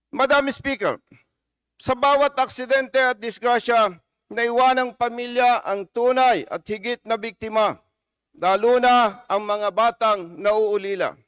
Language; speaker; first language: Filipino; native; Filipino